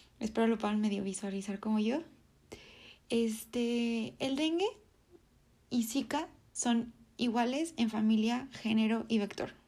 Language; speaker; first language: Spanish; native; Spanish